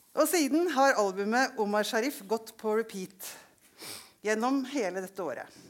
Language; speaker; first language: Norwegian; native; Norwegian